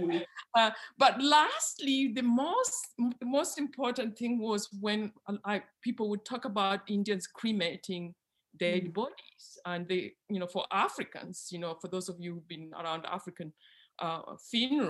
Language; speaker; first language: English; non-native, local second language; Luyia